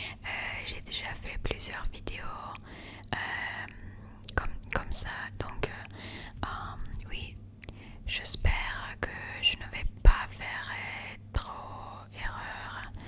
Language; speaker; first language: French; non-native, learner; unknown